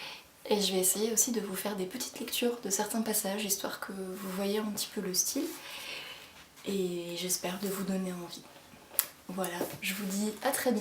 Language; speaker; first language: French; native; French